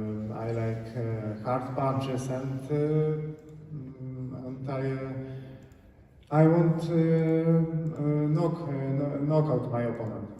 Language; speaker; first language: English; non-native, learner; Polish